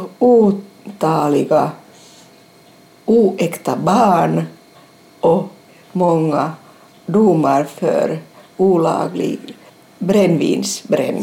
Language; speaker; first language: Swedish; non-native, fluent; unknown